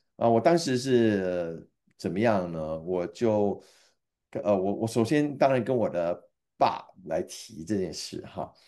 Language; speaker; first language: Chinese; native; Chinese